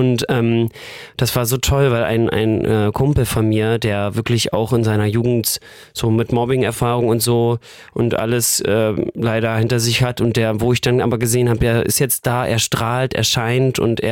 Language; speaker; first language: German; native; German